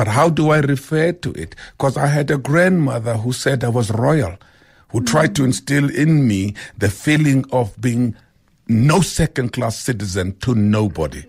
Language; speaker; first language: English; non-native, local second language; Xhosa